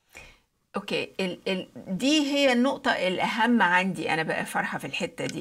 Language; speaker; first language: Arabic; native; Arabic